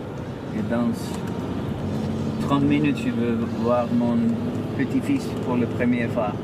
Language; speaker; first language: French; non-native, learner; Icelandic